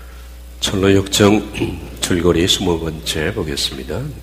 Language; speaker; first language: Korean; native; Korean